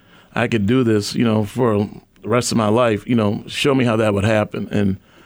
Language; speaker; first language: English; native; English